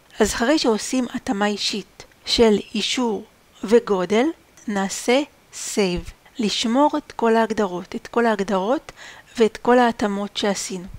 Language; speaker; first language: Hebrew; native; Hebrew